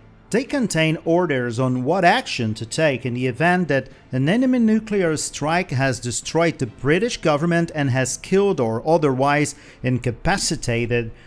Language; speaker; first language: English; non-native, fluent; Portuguese